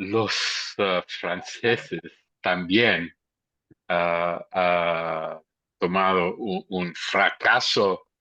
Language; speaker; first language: Spanish; early bilingual, heritage; English